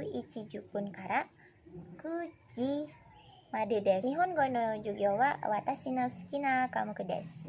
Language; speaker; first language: Japanese; non-native, learner; Indonesian